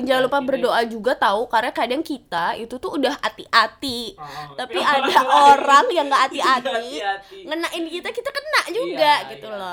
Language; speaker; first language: Indonesian; native; Indonesian